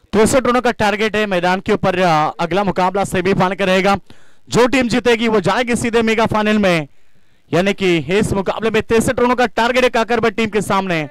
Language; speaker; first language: Hindi; non-native, local second language; Marathi